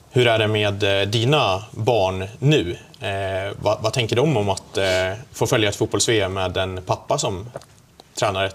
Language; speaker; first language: Swedish; native; Swedish